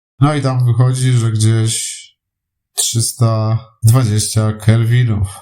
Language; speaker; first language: Polish; native; Polish